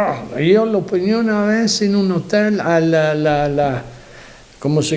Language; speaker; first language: Spanish; non-native, learner; Italian